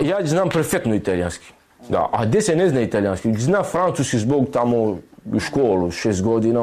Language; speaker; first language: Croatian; non-native, local second language; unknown